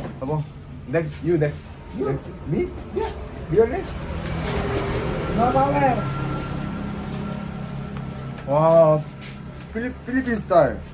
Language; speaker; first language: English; non-native, learner; Korean